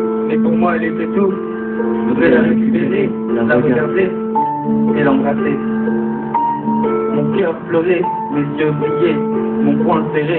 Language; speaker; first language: French; native; French